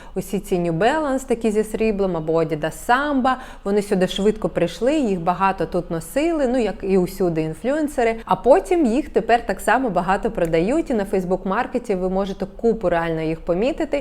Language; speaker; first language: Ukrainian; native; Ukrainian